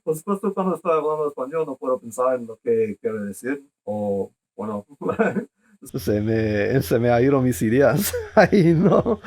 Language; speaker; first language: Spanish; non-native, learner; English